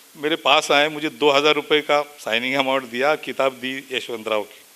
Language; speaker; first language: Hindi; non-native, local second language; Marathi